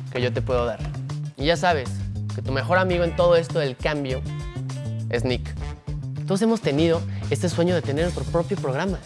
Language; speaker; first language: Spanish; native; Spanish